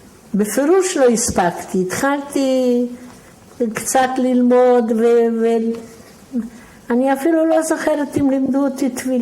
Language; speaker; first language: Hebrew; non-native, fluent; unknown